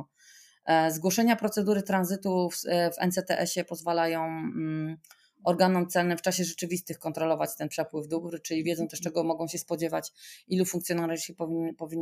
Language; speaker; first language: Polish; native; Polish